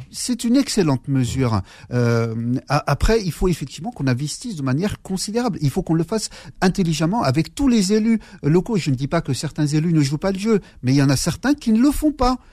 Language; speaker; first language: French; early bilingual, other home language; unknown